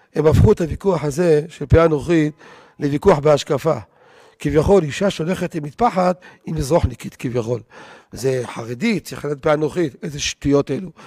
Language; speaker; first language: Hebrew; native; Hebrew